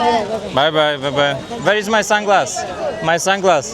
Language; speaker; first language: English; non-native, learner; Slovak